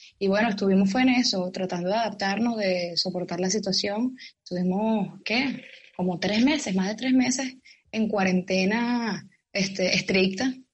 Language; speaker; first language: Spanish; native; Spanish